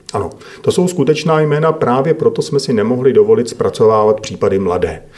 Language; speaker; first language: Czech; native; Czech